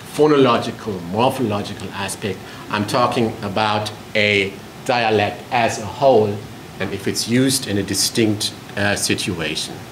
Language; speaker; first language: English; non-native, fluent; German